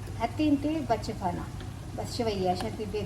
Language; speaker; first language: Arabic; non-native, learner; Urdu